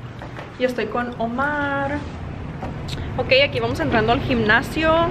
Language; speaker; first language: Spanish; native; Spanish